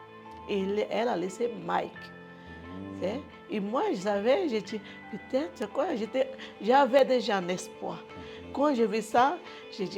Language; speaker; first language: French; non-native, learner; Portuguese